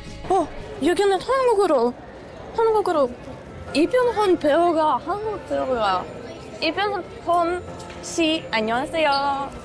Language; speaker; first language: Korean; non-native, learner; English